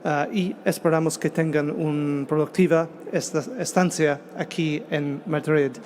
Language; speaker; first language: Spanish; non-native, fluent; English